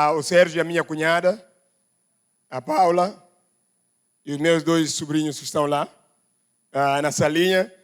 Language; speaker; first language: Portuguese; non-native, local second language; Upper Guinea Crioulo